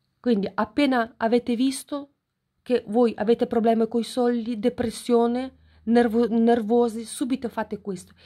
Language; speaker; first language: Italian; non-native, fluent; Ukrainian